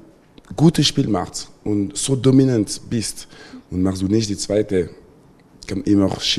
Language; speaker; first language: German; non-native, local second language; French